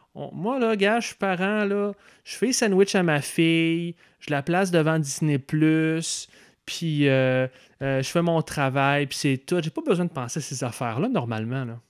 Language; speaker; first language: French; native; French